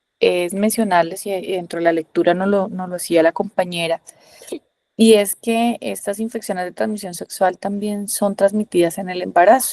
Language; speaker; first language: Spanish; native; Spanish